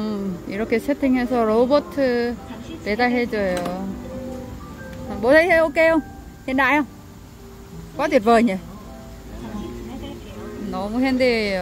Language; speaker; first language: Korean; non-native, learner; Vietnamese